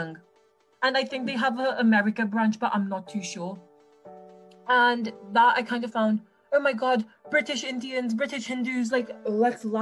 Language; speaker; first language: English; native; English